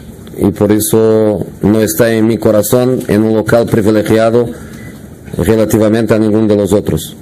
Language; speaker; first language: Spanish; non-native, fluent; Portuguese